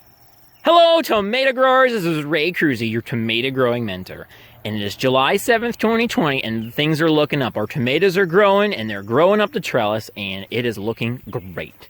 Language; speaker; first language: English; native; English